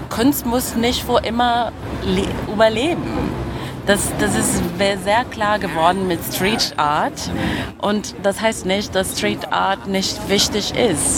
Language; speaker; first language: German; non-native, fluent; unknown